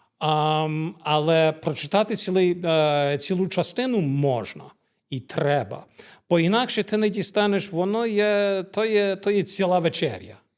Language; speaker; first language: Ukrainian; early bilingual, heritage; Ukrainian